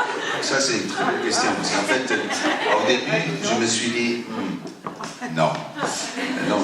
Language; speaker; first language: French; non-native, fluent; Italian